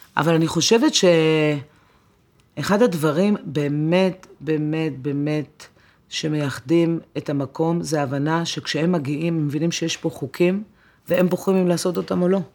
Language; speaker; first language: Hebrew; non-native, fluent; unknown